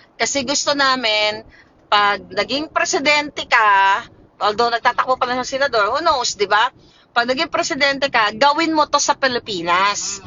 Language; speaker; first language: Filipino; non-native, local second language; Hiligaynon